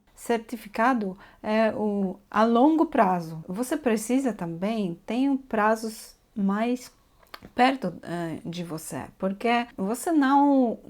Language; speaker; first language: Portuguese; non-native, fluent; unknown